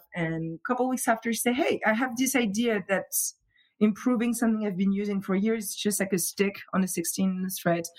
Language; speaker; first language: English; non-native, fluent; French